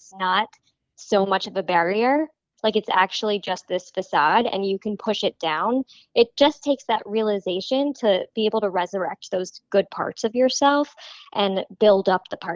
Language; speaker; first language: English; native; English